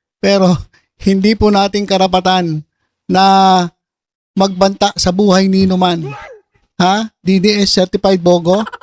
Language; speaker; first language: Filipino; native; Filipino